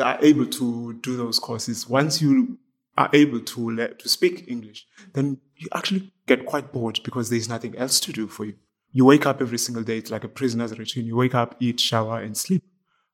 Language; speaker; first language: English; non-native, local second language; Xhosa